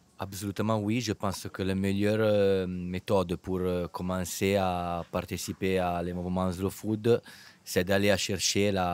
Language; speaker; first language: French; non-native, fluent; Italian